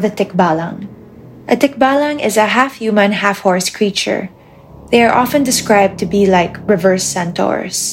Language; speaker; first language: English; non-native, local second language; Filipino